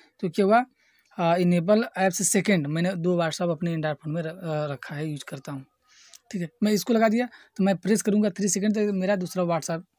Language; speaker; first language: Hindi; native; Hindi